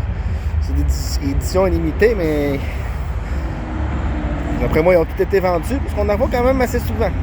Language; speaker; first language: French; native; French